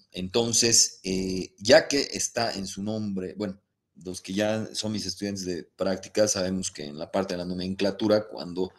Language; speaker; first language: Spanish; native; Spanish